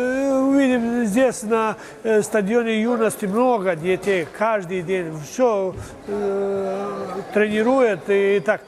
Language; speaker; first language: Russian; non-native, learner; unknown